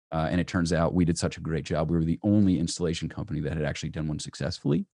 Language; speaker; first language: English; native; English